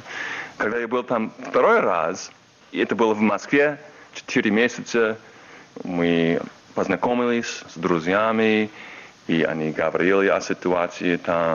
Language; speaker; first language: Russian; non-native, fluent; English